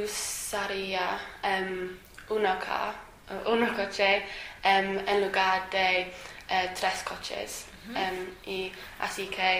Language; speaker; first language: Spanish; non-native, learner; English